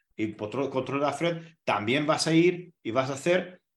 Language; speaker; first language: Spanish; non-native, fluent; Hungarian